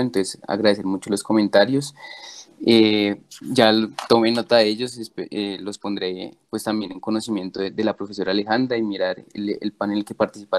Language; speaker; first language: Spanish; native; Spanish